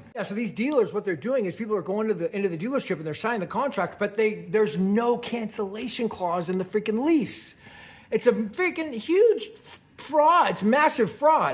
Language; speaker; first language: English; native; English